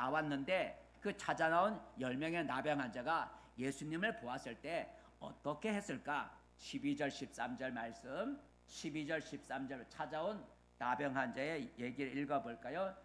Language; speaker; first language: Korean; native; Korean